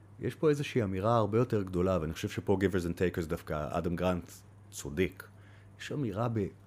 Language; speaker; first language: Hebrew; native; Hebrew